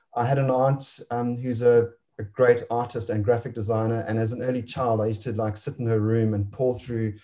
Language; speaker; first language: English; native; English